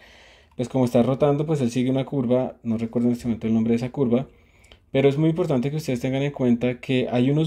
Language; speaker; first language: Spanish; native; Spanish